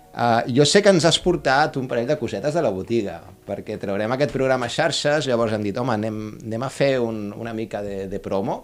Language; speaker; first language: Catalan; native; Catalan